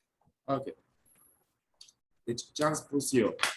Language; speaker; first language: Romanian; non-native, fluent; Arabic